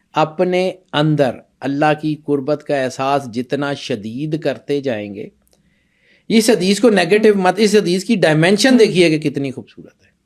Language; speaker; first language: Urdu; non-native, local second language; Punjabi